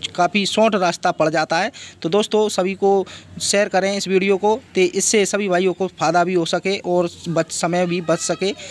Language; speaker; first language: Hindi; native; Hindi